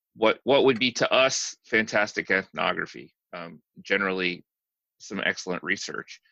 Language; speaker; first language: English; native; English